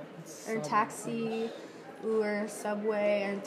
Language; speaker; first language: French; non-native, learner; English